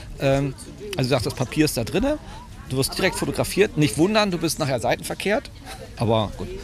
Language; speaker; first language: German; native; German